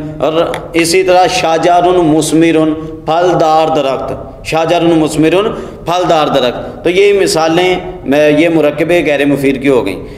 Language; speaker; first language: Urdu; non-native, local second language; Punjabi